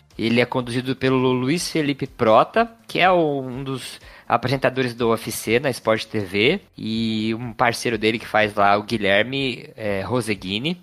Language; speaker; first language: Portuguese; native; Portuguese